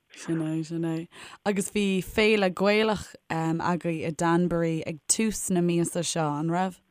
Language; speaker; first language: Irish; native; Irish